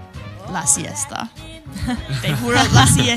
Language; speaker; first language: Spanish; non-native, fluent; English